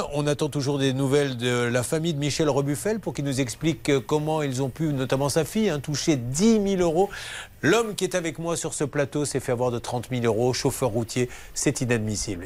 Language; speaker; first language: French; native; French